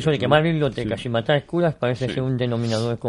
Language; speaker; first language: Spanish; native; Spanish